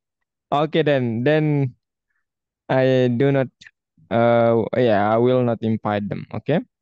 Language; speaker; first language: English; non-native, fluent; Indonesian